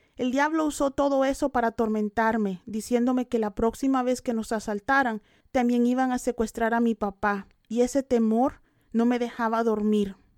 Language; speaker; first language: Spanish; native; Spanish